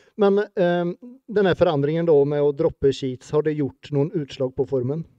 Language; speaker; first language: Norwegian; native; Norwegian